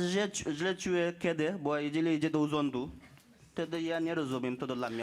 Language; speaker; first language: Polish; non-native, learner; Bangla